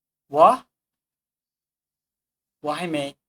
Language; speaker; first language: Chinese; non-native, fluent; Lao